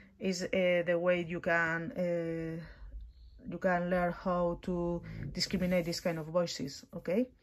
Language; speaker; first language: English; non-native, learner; Catalan